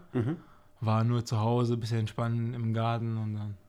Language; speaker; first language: German; native; German